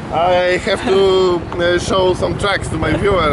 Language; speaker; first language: English; non-native, learner; Polish